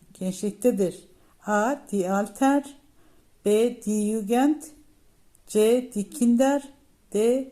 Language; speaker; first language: Turkish; native; Turkish